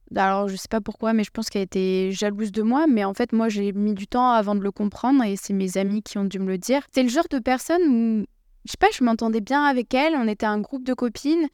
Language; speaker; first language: French; native; French